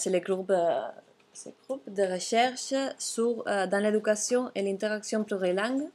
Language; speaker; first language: French; non-native, fluent; Catalan